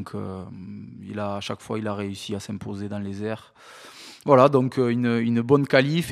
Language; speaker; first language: French; native; French